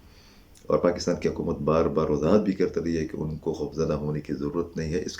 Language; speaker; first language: Urdu; native; Urdu